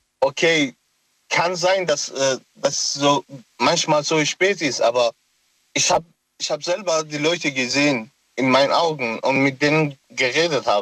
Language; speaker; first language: German; non-native, local second language; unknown